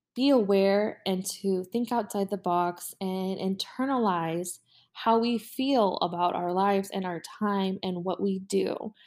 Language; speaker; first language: English; native; English